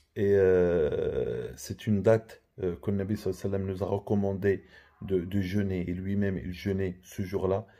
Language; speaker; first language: French; non-native, local second language; Arabic